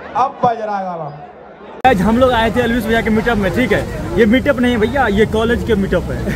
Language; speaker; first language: Hindi; native; Hindi